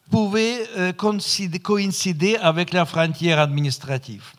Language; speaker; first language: French; non-native, fluent; Russian